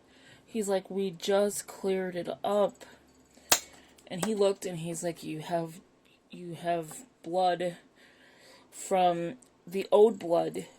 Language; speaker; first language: English; native; English